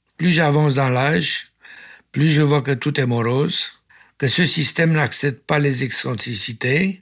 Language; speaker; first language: French; non-native, fluent; Romanian